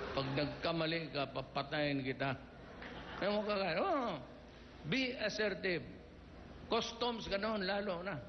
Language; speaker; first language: Filipino; non-native, local second language; Cebuano